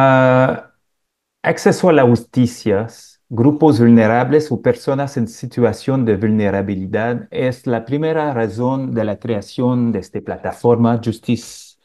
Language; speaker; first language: Spanish; non-native, fluent; French